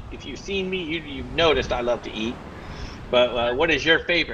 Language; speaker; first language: English; native; English